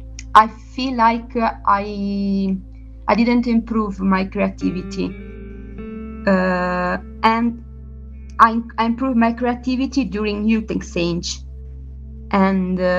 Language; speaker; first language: English; non-native, learner; Italian